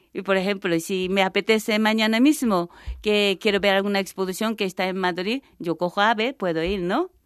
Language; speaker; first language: Spanish; non-native, fluent; Japanese